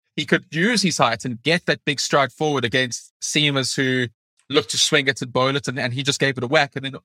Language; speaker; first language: English; native; English